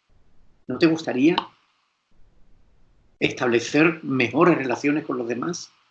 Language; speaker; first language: Spanish; native; Spanish